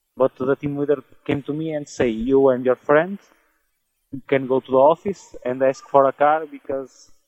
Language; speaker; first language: English; non-native, learner; Portuguese